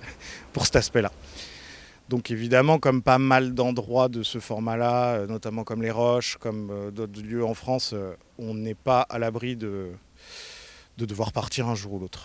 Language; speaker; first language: French; native; French